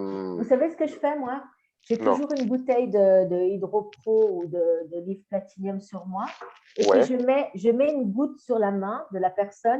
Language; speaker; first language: French; native; French